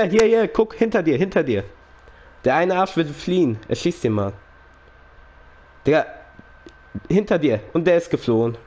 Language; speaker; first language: German; native; German